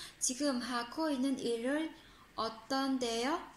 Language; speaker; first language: Korean; non-native, fluent; Vietnamese